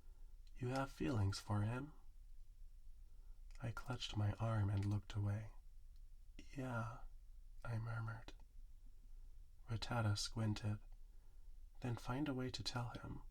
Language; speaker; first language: English; native; English